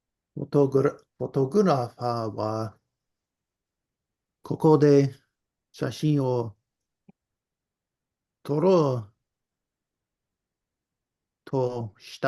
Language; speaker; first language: Japanese; non-native, learner; English